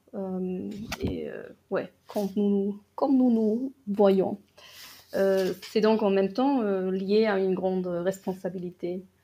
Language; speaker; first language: French; non-native, fluent; German